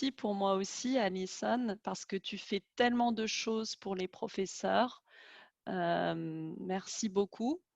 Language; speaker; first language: French; native; French